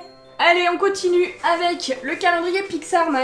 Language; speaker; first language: French; native; French